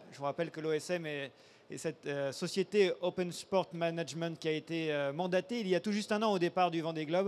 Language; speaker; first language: French; native; French